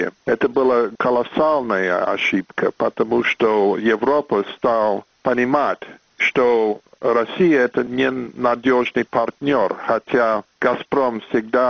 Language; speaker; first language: Russian; non-native, fluent; English